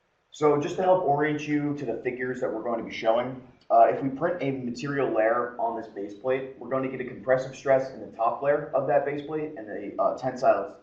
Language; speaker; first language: English; native; English